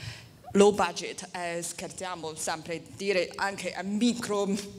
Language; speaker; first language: Italian; non-native, learner; Chinese